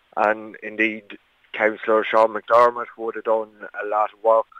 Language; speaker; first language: English; native; English